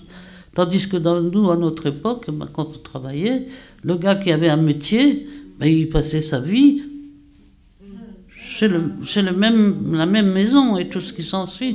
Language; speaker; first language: French; native; French